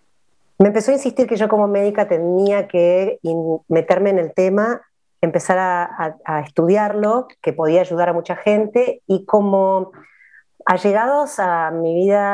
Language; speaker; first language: Spanish; native; Spanish